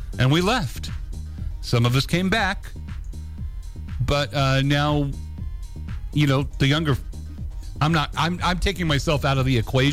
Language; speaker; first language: English; native; English